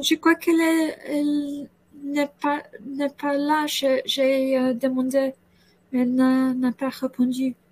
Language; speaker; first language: French; non-native, learner; English